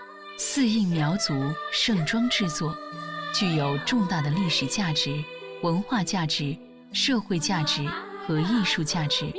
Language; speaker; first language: Chinese; native; Chinese